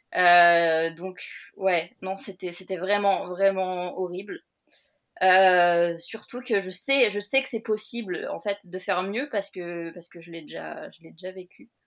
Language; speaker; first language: French; native; French